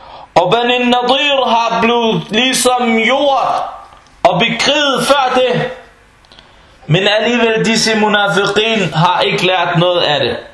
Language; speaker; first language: Danish; non-native, fluent; Arabic